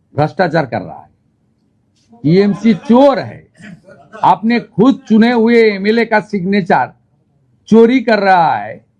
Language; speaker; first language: Hindi; non-native, local second language; Bangla